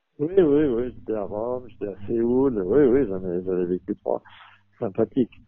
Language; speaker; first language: French; native; French